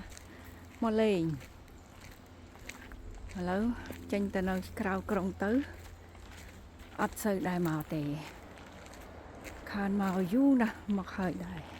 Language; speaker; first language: Khmer; native; Khmer